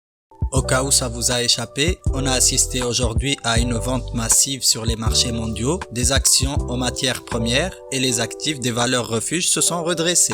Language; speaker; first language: French; native; French